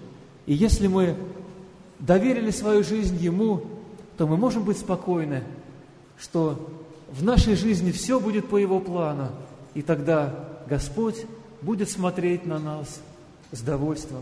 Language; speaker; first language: Russian; native; Russian